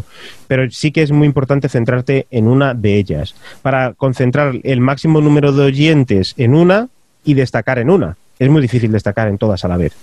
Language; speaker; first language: Spanish; native; Spanish